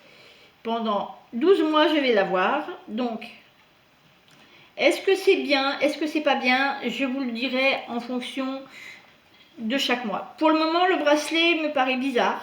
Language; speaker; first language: French; native; French